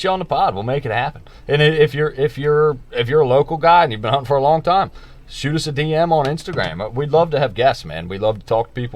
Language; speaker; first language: English; native; English